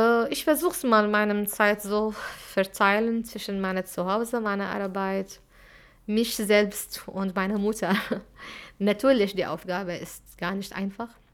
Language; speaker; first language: German; non-native, fluent; Arabic